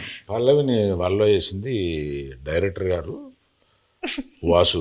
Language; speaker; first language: Telugu; native; Telugu